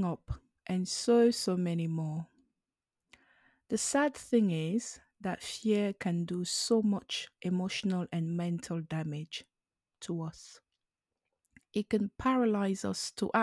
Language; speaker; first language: English; non-native, local second language; French